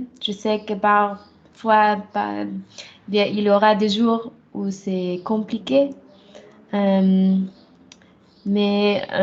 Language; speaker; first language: French; non-native, fluent; German